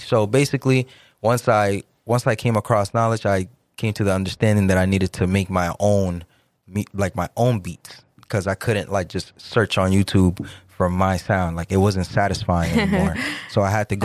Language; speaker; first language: English; early bilingual, other home language; Spanish